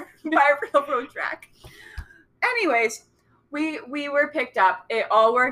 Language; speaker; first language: English; native; English